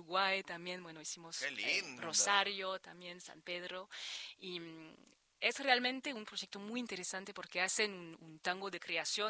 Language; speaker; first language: Spanish; non-native, fluent; French